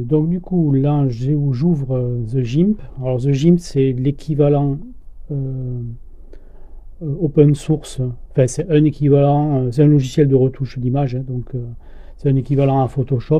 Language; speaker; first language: French; native; French